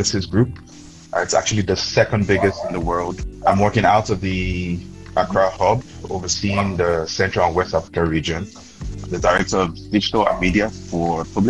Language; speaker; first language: English; non-native, local second language; Yoruba